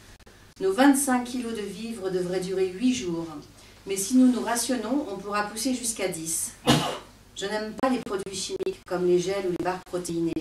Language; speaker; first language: French; native; French